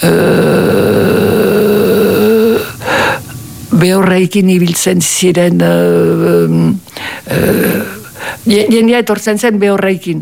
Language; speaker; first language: Basque; native; Basque